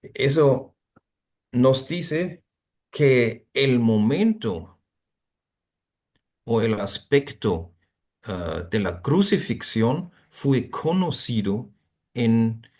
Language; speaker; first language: Spanish; non-native, fluent; German